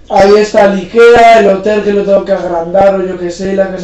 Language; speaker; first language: Spanish; native; Spanish